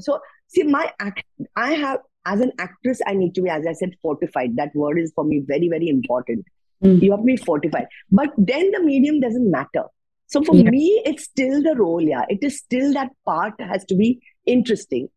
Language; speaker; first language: English; non-native, local second language; Marathi